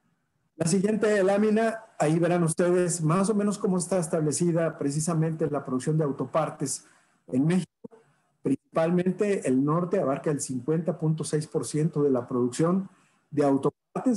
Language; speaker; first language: Spanish; native; Spanish